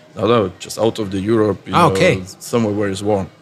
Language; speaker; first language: English; non-native, fluent; Lithuanian